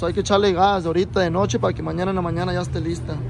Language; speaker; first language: Spanish; early bilingual, heritage; Spanish